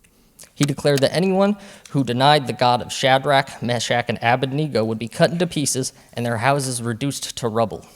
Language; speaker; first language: English; native; English